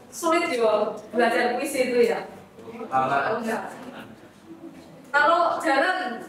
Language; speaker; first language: Indonesian; native; Indonesian